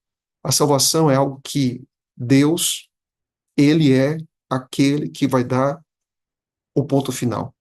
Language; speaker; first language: Portuguese; native; Portuguese